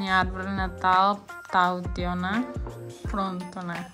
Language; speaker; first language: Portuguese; non-native, local second language; Tetum